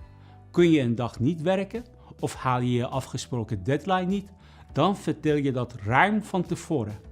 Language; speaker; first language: Dutch; non-native, fluent; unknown